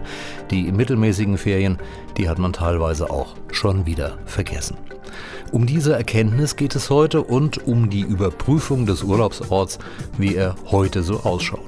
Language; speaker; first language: German; native; German